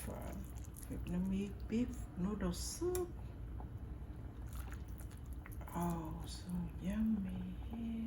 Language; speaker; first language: English; non-native, learner; Vietnamese